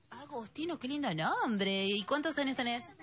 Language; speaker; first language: Spanish; native; Spanish